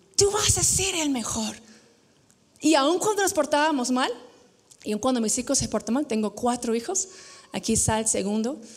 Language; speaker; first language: Spanish; non-native, fluent; English